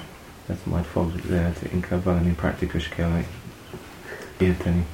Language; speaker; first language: Hungarian; non-native, learner; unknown